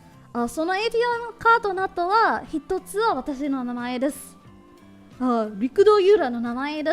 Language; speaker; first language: Japanese; non-native, learner; English